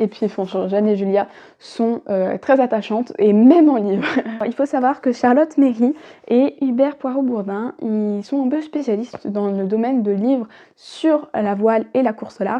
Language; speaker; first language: French; native; French